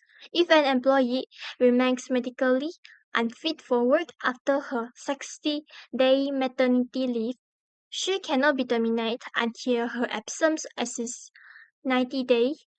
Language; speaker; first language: English; non-native, learner; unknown